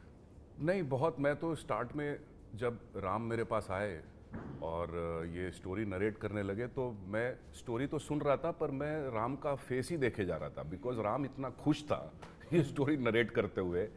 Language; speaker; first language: Hindi; non-native, local second language; Telugu